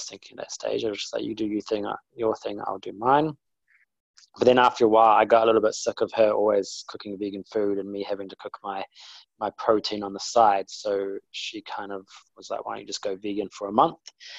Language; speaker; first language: English; native; English